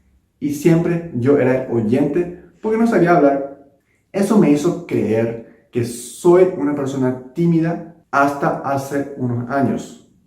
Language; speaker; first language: Spanish; non-native, local second language; Japanese